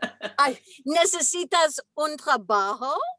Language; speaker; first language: Spanish; non-native, learner; English